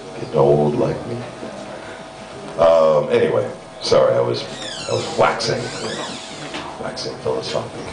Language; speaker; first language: English; native; English